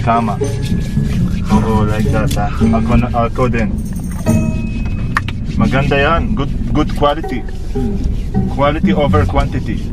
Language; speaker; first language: Filipino; non-native, learner; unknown